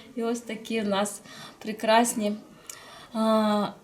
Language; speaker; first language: Ukrainian; non-native, local second language; Russian